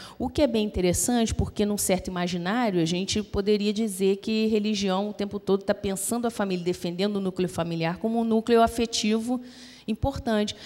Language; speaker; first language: Portuguese; native; Portuguese